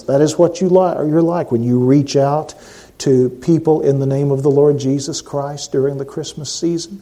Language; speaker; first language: English; native; English